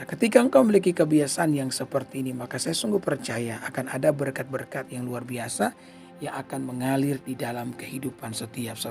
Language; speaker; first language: Indonesian; native; Indonesian